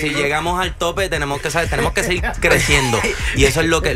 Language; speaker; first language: Spanish; early bilingual, heritage; Spanish